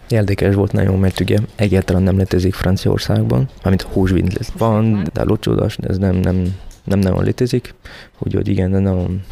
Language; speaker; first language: Hungarian; non-native, fluent; French